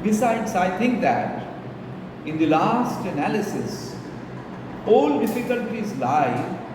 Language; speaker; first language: English; non-native, local second language; Bangla